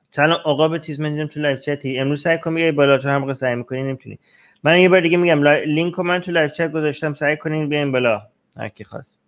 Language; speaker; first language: Persian; native; Persian